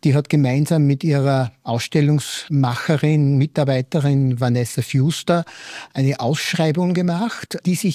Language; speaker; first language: German; native; German